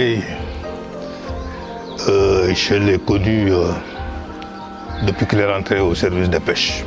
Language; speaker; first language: French; non-native, local second language; Wolof